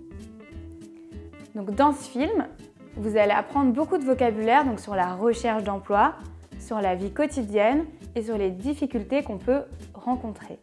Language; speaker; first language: French; native; French